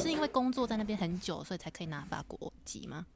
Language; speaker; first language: Chinese; native; Chinese